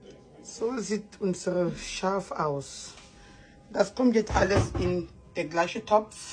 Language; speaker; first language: German; non-native, fluent; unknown